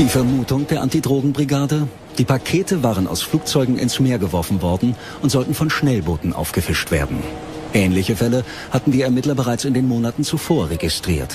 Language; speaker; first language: German; native; German